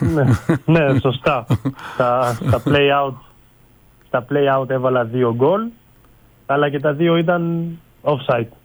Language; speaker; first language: Greek; non-native, fluent; Bulgarian